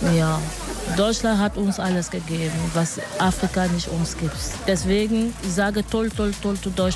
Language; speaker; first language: German; non-native, learner; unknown